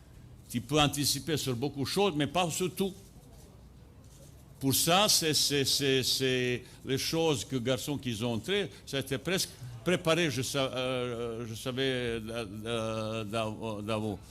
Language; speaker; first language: French; non-native, fluent; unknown